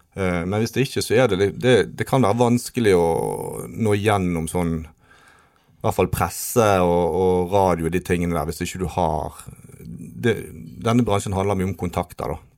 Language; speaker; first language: Norwegian; native; Norwegian